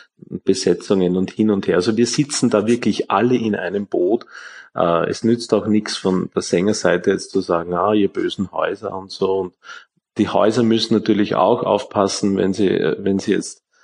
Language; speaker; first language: German; native; German